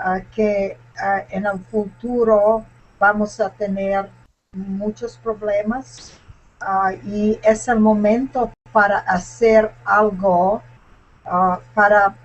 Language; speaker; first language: Spanish; non-native, learner; English